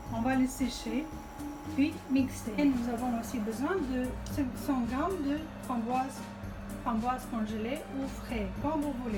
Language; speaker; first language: French; non-native, fluent; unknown